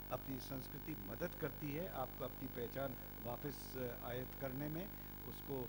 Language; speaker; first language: Hindi; native; Hindi